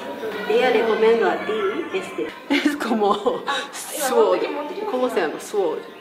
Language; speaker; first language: Spanish; non-native, learner; Japanese